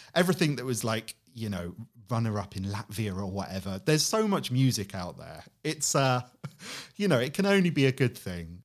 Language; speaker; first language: English; native; English